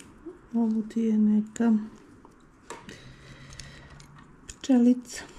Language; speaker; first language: German; early bilingual, heritage; Bosnian